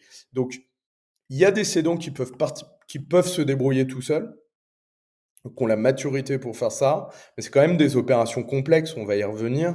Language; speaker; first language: French; native; French